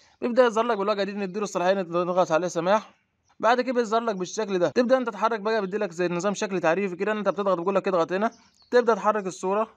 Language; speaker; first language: Arabic; native; Arabic